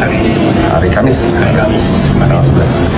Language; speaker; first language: Indonesian; native; Indonesian